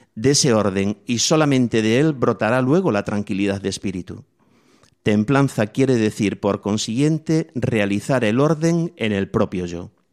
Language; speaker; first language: Spanish; native; Spanish